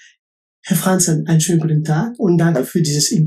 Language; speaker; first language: German; non-native, local second language; French